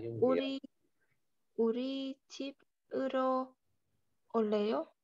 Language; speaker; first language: Korean; non-native, learner; Vietnamese